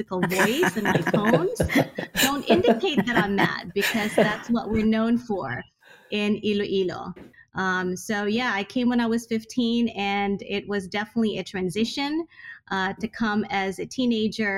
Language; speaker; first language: English; non-native, local second language; Hiligaynon